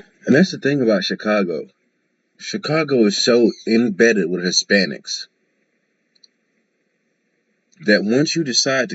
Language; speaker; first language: English; native; English